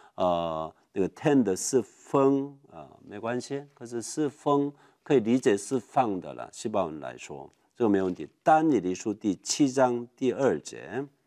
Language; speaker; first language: Chinese; non-native, fluent; Korean